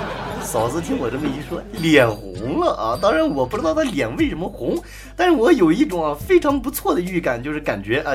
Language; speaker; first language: Chinese; native; Chinese